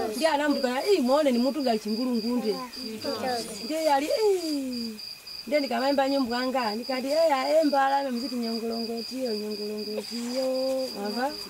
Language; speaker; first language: Nyanja; non-native, local second language; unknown